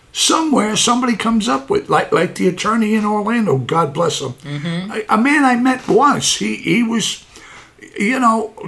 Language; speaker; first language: English; native; English